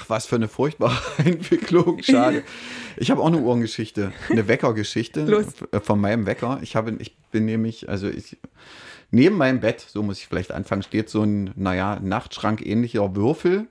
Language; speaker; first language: German; native; German